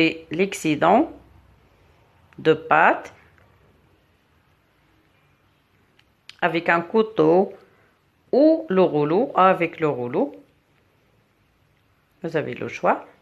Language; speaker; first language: French; non-native, local second language; Arabic